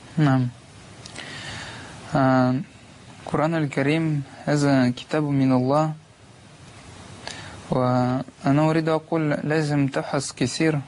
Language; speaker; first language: Arabic; non-native, learner; Russian